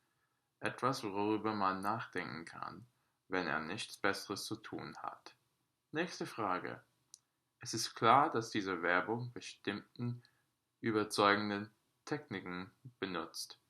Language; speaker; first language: German; non-native, learner; English